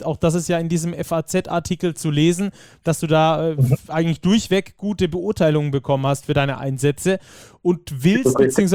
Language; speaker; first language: German; native; German